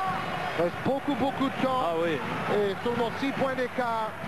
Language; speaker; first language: French; native; French